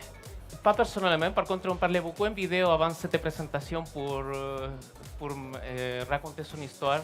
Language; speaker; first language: French; non-native, fluent; Spanish